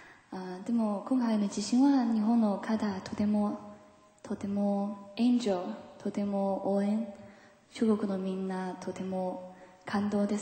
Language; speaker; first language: Japanese; non-native, learner; Chinese